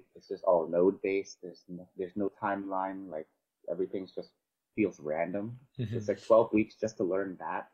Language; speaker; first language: English; native; English